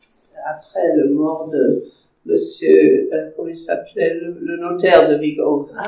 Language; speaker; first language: French; non-native, fluent; German